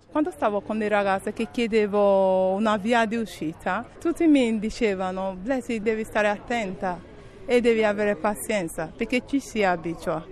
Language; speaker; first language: Italian; non-native, fluent; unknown